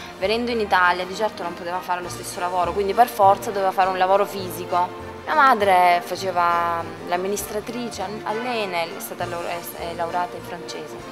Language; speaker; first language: Italian; early bilingual, other home language; Albanian